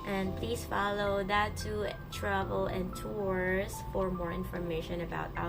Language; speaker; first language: English; non-native, local second language; Filipino